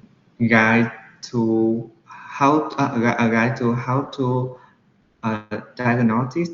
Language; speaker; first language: English; non-native, learner; Vietnamese